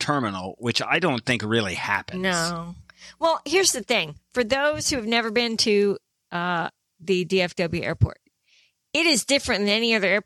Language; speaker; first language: English; native; English